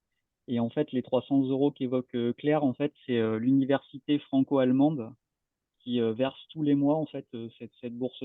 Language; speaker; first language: French; native; French